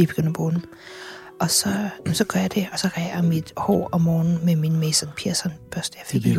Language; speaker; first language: Danish; native; Danish